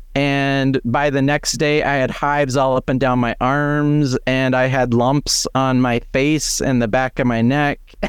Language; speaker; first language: English; native; English